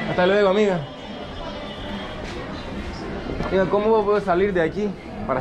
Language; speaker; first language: Spanish; non-native, learner; Greek